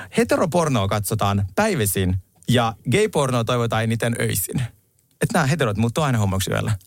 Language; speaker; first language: Finnish; early bilingual, other home language; Russian